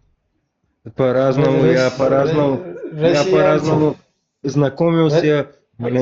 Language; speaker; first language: Russian; non-native, learner; Bulgarian